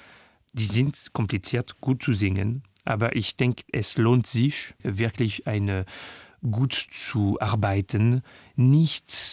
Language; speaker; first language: German; non-native, fluent; French